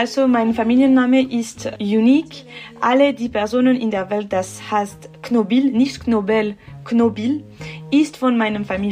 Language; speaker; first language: German; non-native, learner; French